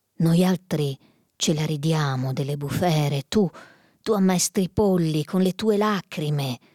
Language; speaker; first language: Italian; native; Italian